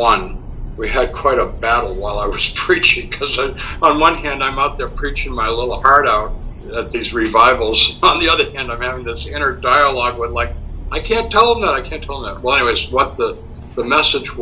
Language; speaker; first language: English; native; English